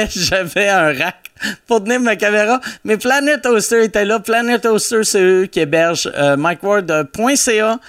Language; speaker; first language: French; native; French